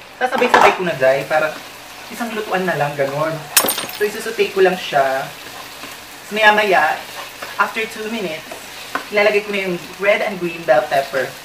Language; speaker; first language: Filipino; non-native, local second language; Waray